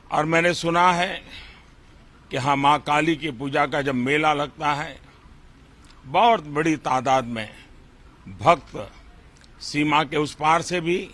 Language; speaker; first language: Hindi; non-native, local second language; Gujarati